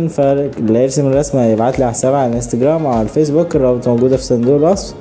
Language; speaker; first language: Arabic; native; Arabic